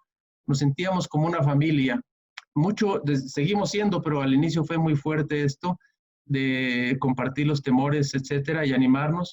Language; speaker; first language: Spanish; native; Spanish